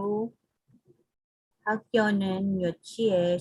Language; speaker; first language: Korean; non-native, learner; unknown